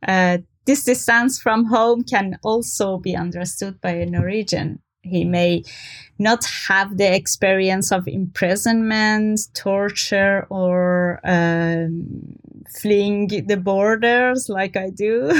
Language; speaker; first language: English; non-native, fluent; Persian